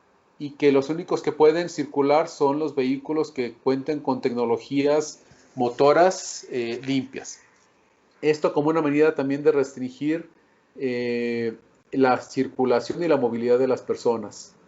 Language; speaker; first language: Spanish; native; Spanish